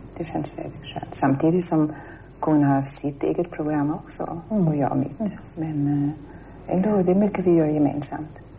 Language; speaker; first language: Swedish; non-native, fluent; German